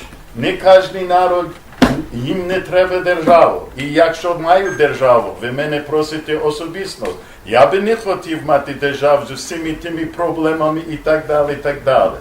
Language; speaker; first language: Ukrainian; non-native, learner; English